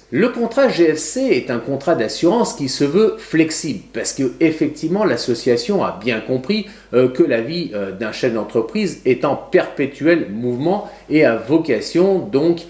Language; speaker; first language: French; native; French